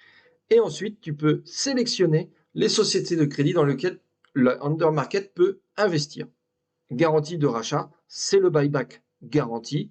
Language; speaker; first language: French; native; French